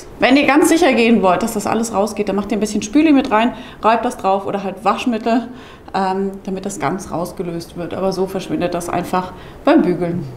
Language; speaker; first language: German; native; German